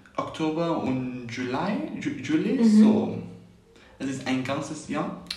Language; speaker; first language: German; non-native, learner; Spanish